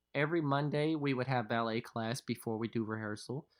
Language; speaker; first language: English; native; English